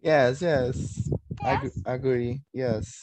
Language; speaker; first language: English; non-native, learner; Portuguese